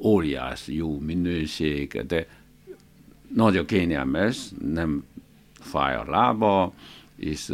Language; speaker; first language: Hungarian; non-native, learner; Chinese